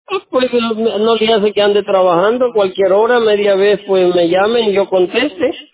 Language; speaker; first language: Spanish; native; Spanish